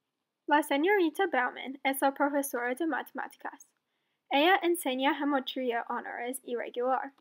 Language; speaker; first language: Spanish; non-native, learner; English